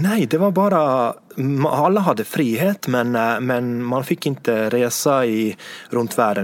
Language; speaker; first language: Swedish; non-native, fluent; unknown